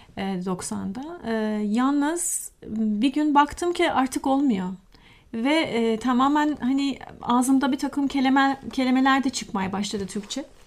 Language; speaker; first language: Turkish; non-native, fluent; Persian